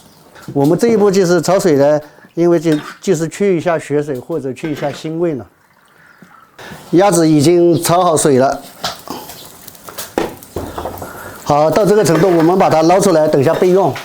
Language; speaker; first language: Chinese; native; Chinese